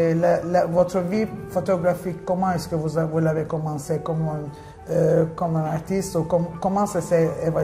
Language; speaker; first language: French; non-native, fluent; Turkish